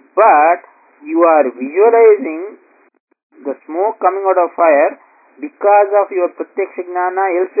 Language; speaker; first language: English; non-native, local second language; Kannada